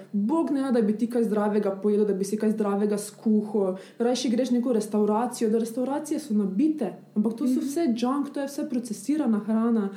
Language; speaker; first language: Slovenian; early bilingual, other home language; Bosnian